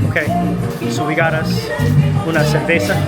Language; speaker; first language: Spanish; non-native, learner; English